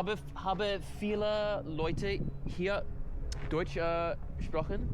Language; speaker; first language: German; non-native, learner; English